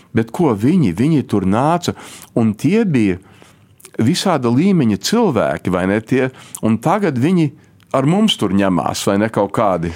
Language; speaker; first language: Latvian; early bilingual, heritage; Latvian